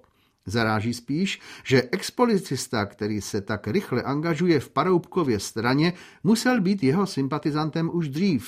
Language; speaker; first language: Czech; native; Czech